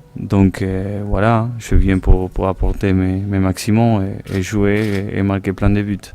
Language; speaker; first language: French; non-native, fluent; Spanish